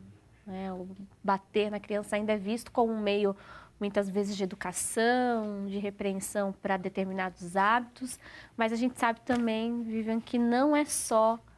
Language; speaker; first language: Portuguese; native; Portuguese